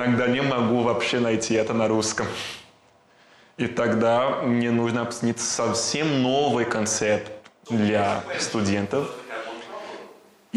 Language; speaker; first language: Russian; non-native, learner; Portuguese